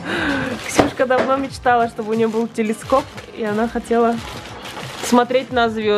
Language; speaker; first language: Russian; native; Russian